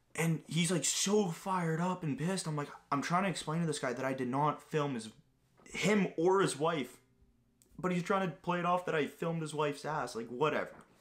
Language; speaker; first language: English; non-native, fluent; Greek